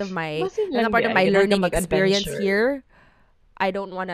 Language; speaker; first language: English; non-native, local second language; Cebuano